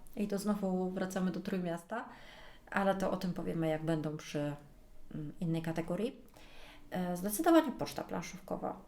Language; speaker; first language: Polish; native; Polish